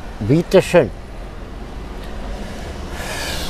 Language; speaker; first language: German; non-native, learner; Albanian